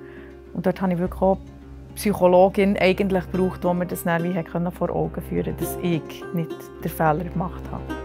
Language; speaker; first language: German; native; German